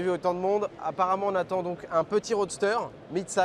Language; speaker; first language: French; native; French